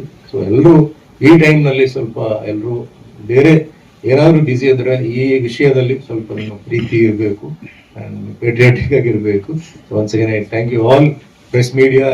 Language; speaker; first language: Kannada; non-native, fluent; Tulu